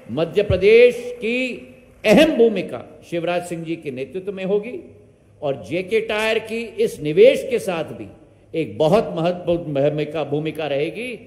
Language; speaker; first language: Hindi; native; Hindi